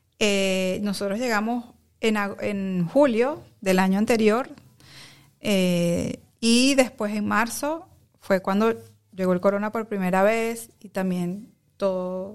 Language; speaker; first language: Spanish; native; Spanish